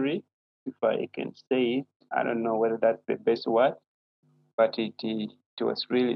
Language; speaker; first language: English; non-native, local second language; Acoli